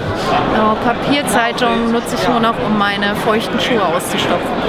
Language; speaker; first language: German; native; German